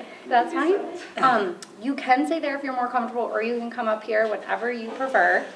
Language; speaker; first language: English; native; English